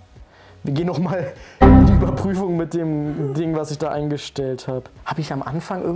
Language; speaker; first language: German; native; German